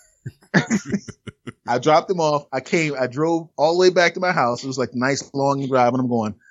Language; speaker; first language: English; native; English